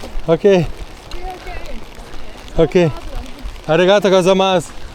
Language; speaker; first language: Japanese; non-native, learner; Lithuanian